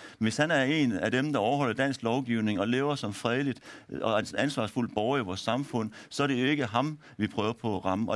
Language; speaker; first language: Danish; early bilingual, other home language; Turkish